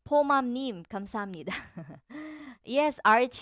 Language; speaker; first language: Korean; non-native, fluent; Filipino